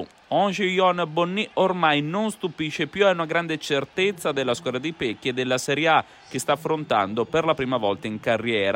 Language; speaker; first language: Italian; native; Italian